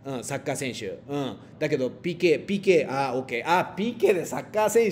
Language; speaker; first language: Japanese; non-native, fluent; Spanish